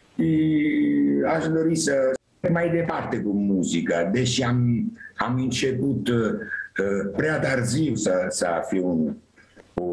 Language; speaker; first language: Romanian; non-native, fluent; Italian